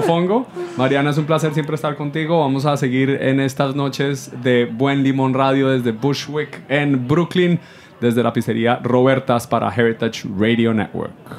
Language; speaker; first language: Spanish; native; Spanish